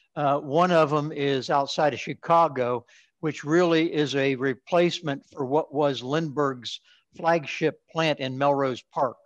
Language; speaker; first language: English; native; English